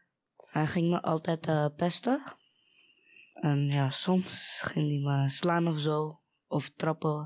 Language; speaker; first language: Dutch; non-native, learner; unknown